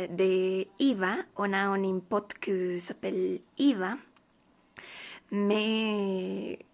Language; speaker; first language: French; non-native, learner; Spanish